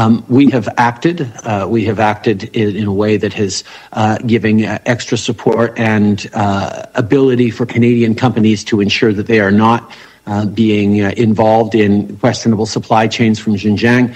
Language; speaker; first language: English; early bilingual, other home language; French